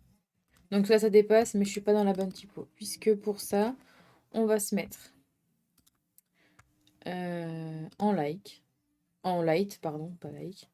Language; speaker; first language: French; native; French